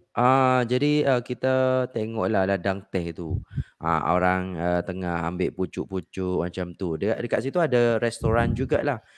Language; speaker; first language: Malay; non-native, fluent; Indonesian